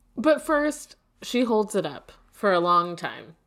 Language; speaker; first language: English; native; English